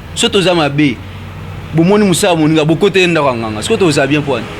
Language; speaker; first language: Lingala; native; Lingala